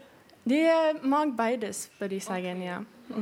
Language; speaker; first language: German; non-native, learner; Swedish